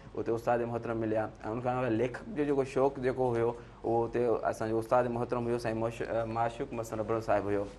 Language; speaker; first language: Sindhi; native; Sindhi